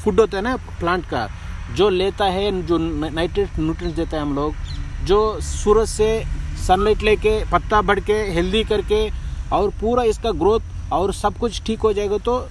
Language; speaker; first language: Hindi; non-native, local second language; Telugu